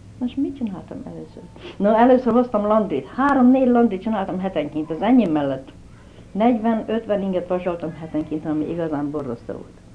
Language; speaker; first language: Hungarian; native; Hungarian